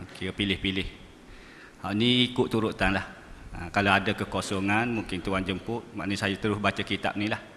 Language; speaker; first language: Malay; native; Malay